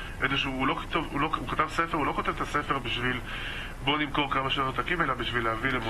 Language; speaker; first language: Hebrew; native; Hebrew